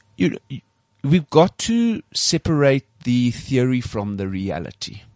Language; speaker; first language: English; native; English